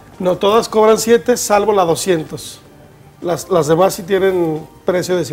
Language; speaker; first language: Spanish; native; Spanish